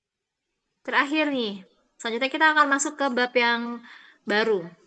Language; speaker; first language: Indonesian; native; Indonesian